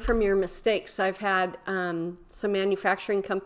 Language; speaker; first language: English; native; English